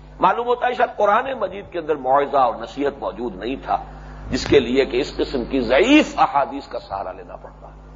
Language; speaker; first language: Urdu; native; Urdu